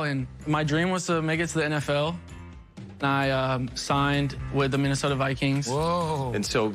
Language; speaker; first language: English; native; English